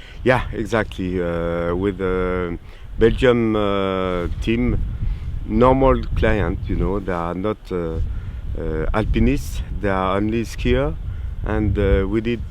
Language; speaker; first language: English; non-native, learner; French